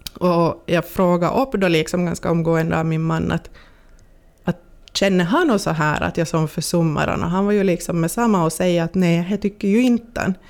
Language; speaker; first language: Swedish; native; Swedish